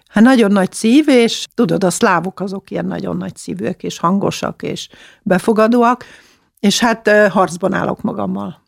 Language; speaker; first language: Hungarian; early bilingual, heritage; Czech